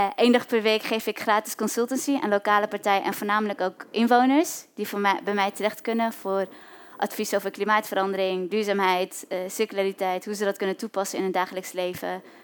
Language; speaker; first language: Dutch; early bilingual, other home language; Arabic